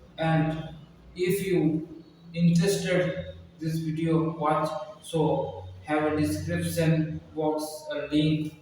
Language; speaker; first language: English; non-native, learner; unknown